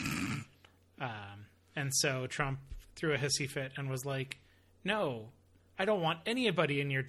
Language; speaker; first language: English; native; English